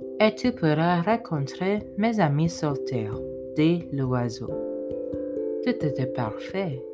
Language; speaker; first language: French; non-native, learner; English